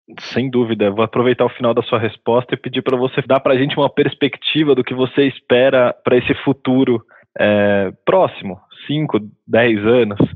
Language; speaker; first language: Portuguese; native; Portuguese